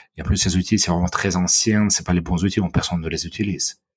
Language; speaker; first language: French; non-native, fluent; Ukrainian